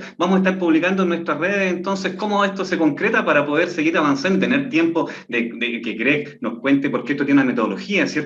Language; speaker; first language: Spanish; native; Spanish